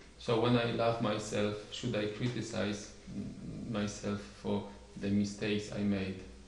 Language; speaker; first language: English; non-native, fluent; Polish